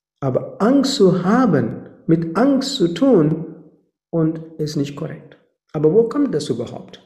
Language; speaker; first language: German; non-native, fluent; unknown